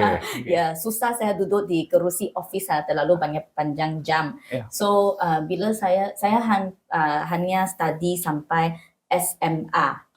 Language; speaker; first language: Indonesian; non-native, learner; Malay